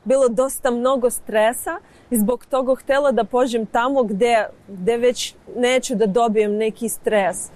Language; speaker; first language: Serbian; non-native, learner; Ukrainian